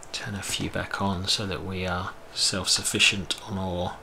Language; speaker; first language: English; native; English